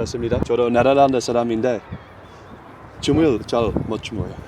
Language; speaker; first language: Korean; non-native, learner; Dutch